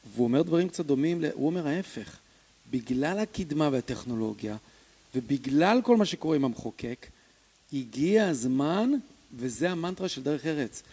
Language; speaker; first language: Hebrew; native; Hebrew